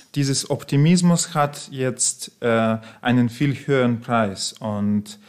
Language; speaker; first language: German; non-native, fluent; Russian